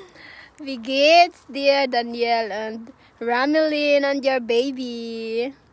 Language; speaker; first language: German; non-native, learner; Cebuano